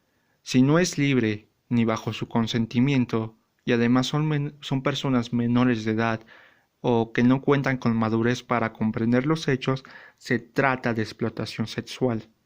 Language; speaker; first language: Spanish; native; Spanish